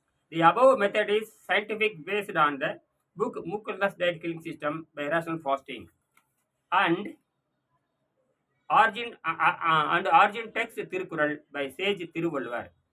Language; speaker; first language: English; non-native, local second language; Tamil